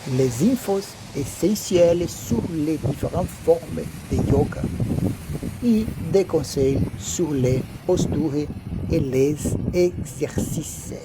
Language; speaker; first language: French; non-native, learner; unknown